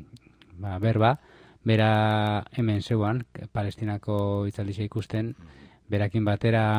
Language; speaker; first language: Basque; native; Basque